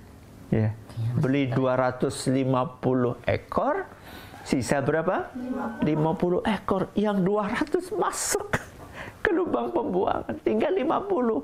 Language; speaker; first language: Indonesian; native; Indonesian